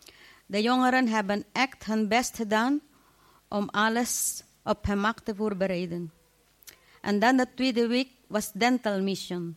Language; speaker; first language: Dutch; non-native, fluent; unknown